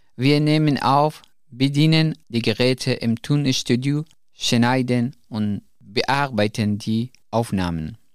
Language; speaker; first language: German; non-native, fluent; Persian